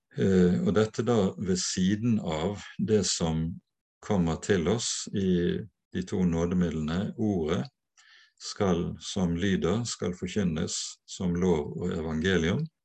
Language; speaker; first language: Norwegian; native; Norwegian